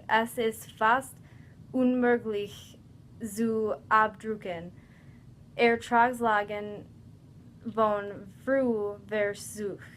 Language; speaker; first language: German; non-native, learner; English